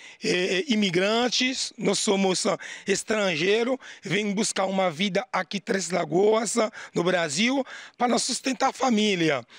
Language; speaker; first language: Portuguese; non-native, learner; Haitian Creole